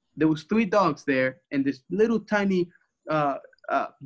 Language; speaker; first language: English; early bilingual, other home language; Spanish